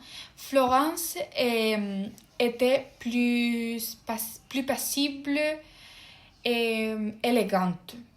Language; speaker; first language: French; non-native, fluent; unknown